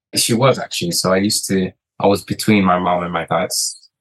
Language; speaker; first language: English; early bilingual, other home language; Portuguese